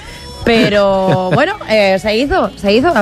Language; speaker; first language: Spanish; native; Spanish